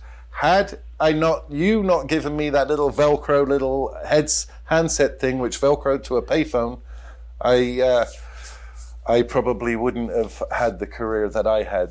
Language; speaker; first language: English; native; English